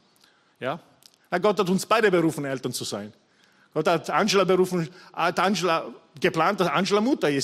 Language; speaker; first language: German; non-native, fluent; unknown